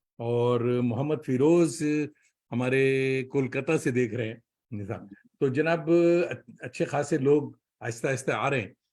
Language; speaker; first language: Urdu; native; Urdu